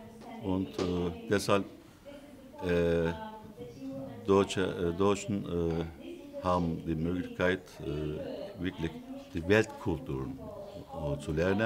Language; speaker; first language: German; non-native, fluent; Turkish